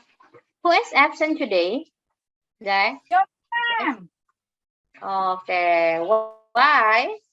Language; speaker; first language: English; non-native, fluent; Indonesian